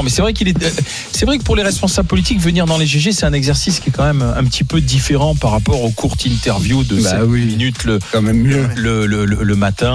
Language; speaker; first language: French; native; French